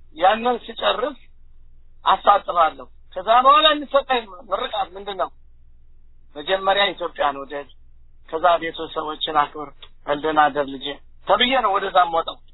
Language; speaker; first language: Amharic; native; Amharic